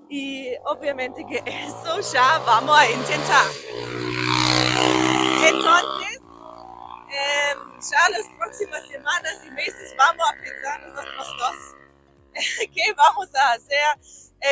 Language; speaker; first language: Spanish; non-native, learner; German